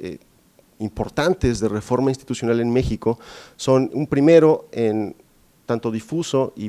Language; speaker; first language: Spanish; native; Spanish